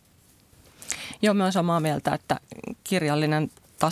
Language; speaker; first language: Finnish; native; Finnish